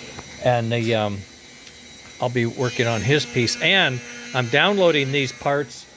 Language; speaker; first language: English; native; English